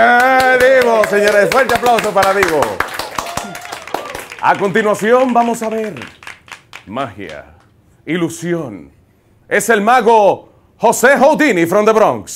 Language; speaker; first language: Spanish; native; Spanish